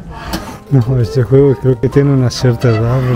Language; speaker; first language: Spanish; non-native, fluent; Italian